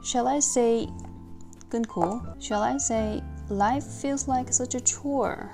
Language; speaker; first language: English; non-native, fluent; Korean